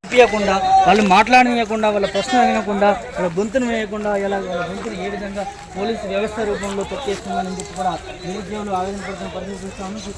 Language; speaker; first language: Telugu; native; Telugu